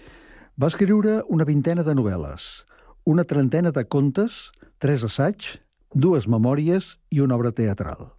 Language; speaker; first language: Catalan; native; Catalan